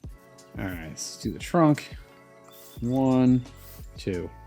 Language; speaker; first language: English; native; English